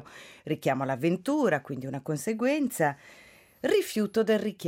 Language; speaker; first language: Italian; native; Italian